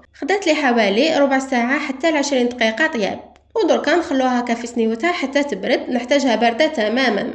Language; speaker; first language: Arabic; native; Arabic